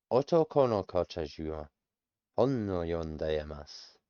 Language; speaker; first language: Japanese; non-native, learner; English